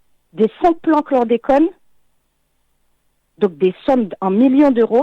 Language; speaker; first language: French; native; French